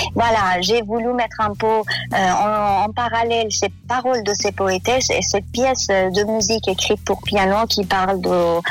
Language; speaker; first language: French; non-native, fluent; Persian